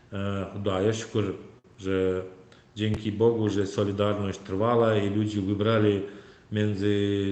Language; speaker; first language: Polish; non-native, learner; Turkmen